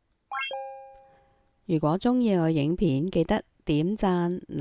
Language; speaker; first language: Cantonese; native; Cantonese